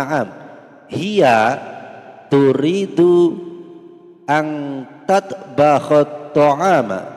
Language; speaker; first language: Arabic; non-native, fluent; Indonesian